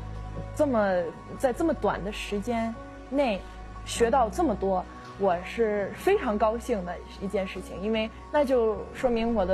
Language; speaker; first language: Chinese; early bilingual, heritage; Chinese